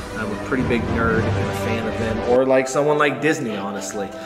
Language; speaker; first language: English; native; English